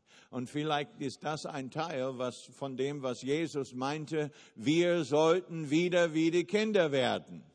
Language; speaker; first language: German; non-native, fluent; English